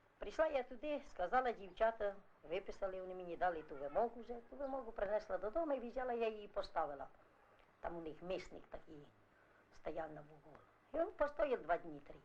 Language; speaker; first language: Ukrainian; non-native, fluent; Italian